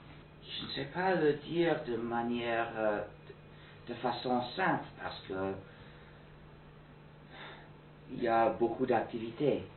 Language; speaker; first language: French; non-native, fluent; English